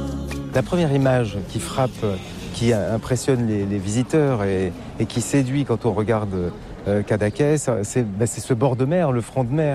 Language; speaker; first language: French; native; French